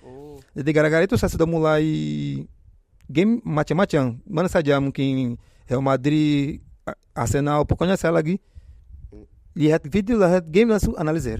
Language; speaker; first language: Indonesian; non-native, fluent; Portuguese